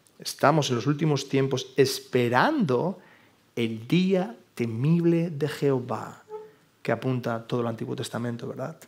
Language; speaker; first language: Spanish; native; Spanish